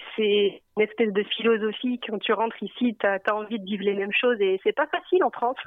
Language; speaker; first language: French; native; French